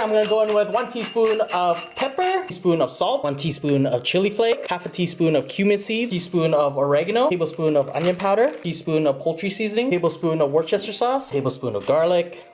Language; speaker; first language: English; native; English